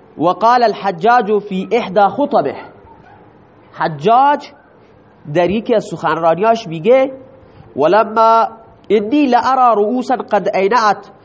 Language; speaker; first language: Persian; non-native, local second language; Baluchi